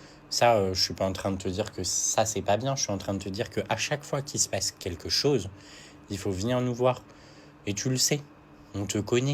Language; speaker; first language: French; native; French